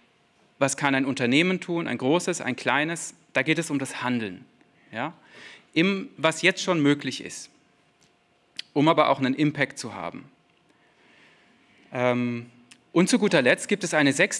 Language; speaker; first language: German; native; German